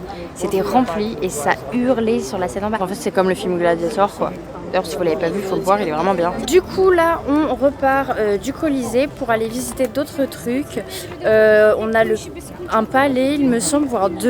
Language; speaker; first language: French; native; French